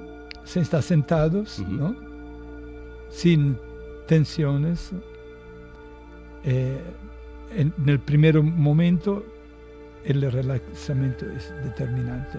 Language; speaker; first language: Spanish; non-native, fluent; Italian